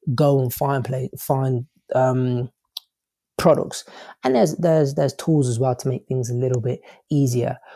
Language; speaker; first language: English; native; English